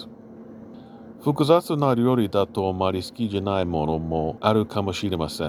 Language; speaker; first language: Japanese; non-native, learner; English